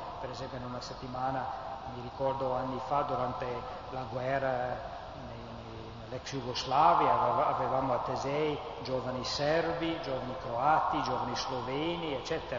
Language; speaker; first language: Italian; non-native, fluent; English